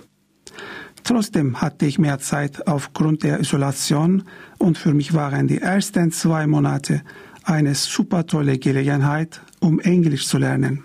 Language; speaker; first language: German; non-native, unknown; Turkish